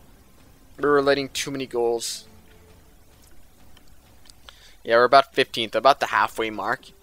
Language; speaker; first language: English; native; English